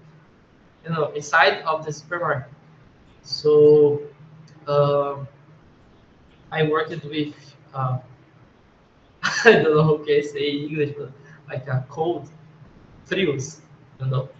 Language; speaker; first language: English; non-native, learner; Portuguese